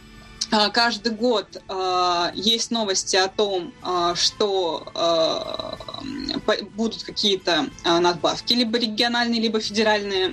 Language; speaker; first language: Russian; native; Russian